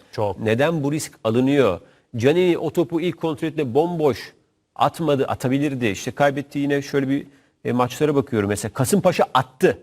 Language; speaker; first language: Turkish; native; Turkish